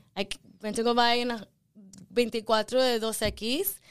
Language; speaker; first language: English; early bilingual, other home language; Spanish